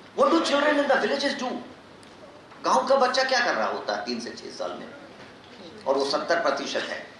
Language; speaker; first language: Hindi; non-native, local second language; Magahi